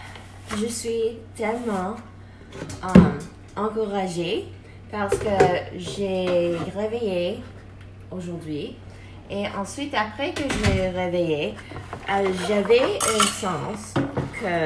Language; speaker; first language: French; non-native, learner; English